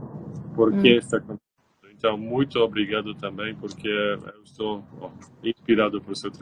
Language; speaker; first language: Portuguese; non-native, learner; Polish